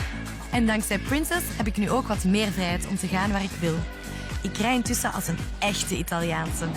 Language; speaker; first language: Dutch; native; Dutch